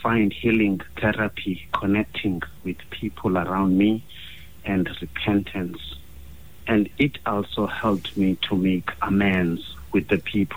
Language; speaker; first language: English; non-native, local second language; Xhosa